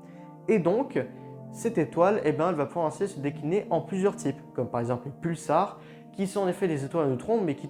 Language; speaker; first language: French; native; French